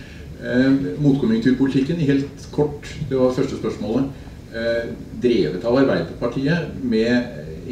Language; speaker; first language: Norwegian; native; Norwegian